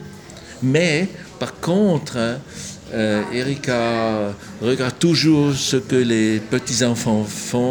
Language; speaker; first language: French; non-native, local second language; German